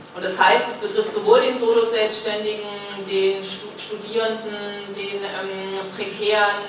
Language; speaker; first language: German; native; German